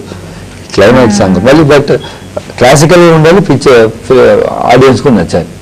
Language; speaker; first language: Telugu; non-native, learner; Tamil